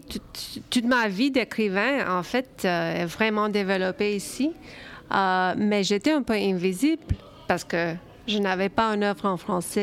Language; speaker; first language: French; early bilingual, other home language; Romanian